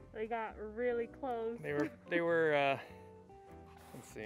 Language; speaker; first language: English; native; English